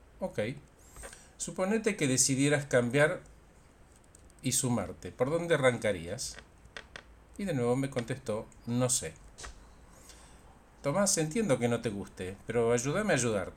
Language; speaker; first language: Spanish; native; Spanish